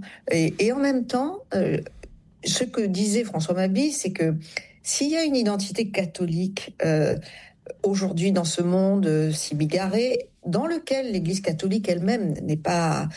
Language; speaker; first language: French; native; French